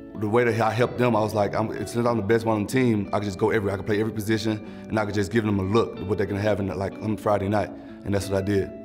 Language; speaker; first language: English; native; English